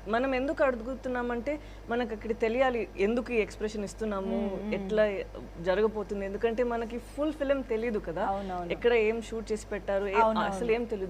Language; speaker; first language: Telugu; non-native, fluent; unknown